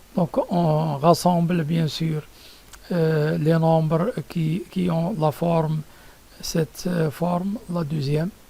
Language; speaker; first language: French; non-native, local second language; Arabic